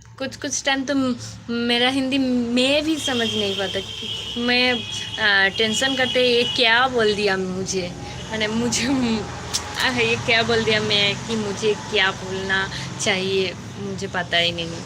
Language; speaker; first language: Hindi; non-native, local second language; Bangla